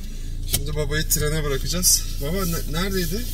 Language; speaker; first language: Turkish; native; Turkish